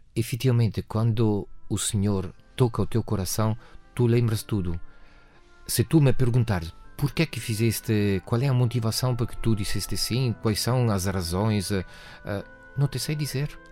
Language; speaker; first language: Portuguese; non-native, fluent; Italian